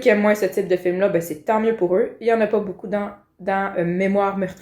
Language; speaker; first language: French; native; French